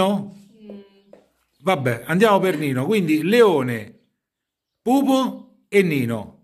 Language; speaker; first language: Italian; native; Italian